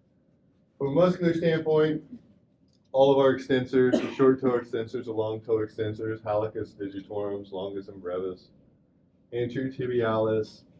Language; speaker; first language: English; native; English